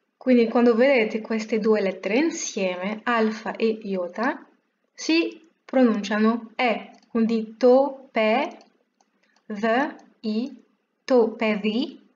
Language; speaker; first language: Italian; non-native, fluent; French